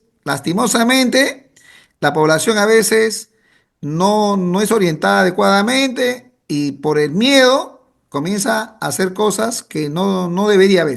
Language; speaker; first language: Spanish; native; Spanish